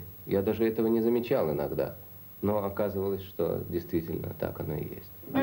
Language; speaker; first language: Russian; native; Russian